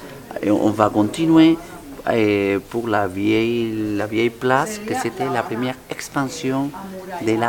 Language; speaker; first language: French; non-native, fluent; Spanish